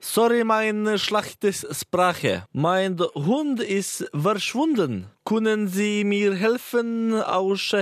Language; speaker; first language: German; non-native, learner; Norwegian